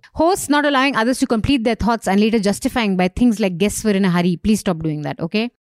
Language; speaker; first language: English; non-native, local second language; Hindi